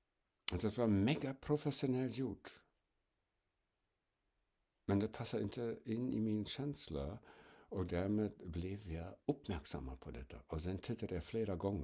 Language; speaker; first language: Swedish; non-native, fluent; German